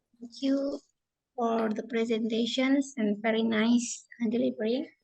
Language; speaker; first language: English; non-native, fluent; Indonesian